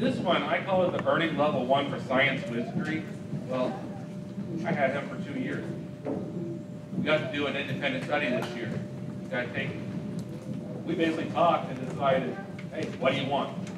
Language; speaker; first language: English; native; English